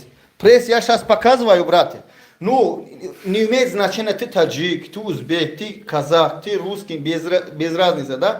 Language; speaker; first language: Russian; non-native, fluent; Tajik